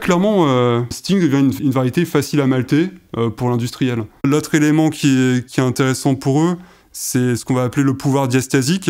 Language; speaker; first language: French; native; French